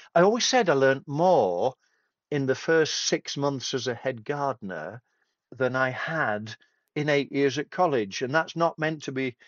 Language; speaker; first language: English; native; English